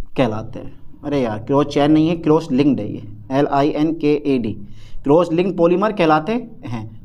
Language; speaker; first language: Hindi; native; Hindi